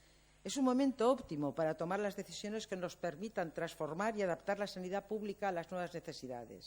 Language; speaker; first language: Spanish; native; Spanish